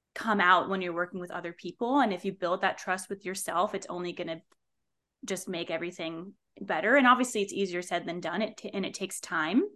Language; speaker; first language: English; native; English